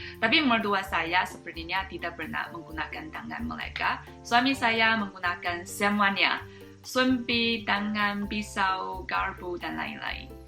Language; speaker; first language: Indonesian; non-native, fluent; Chinese